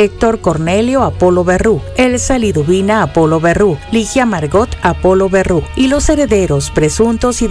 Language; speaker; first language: Spanish; native; Spanish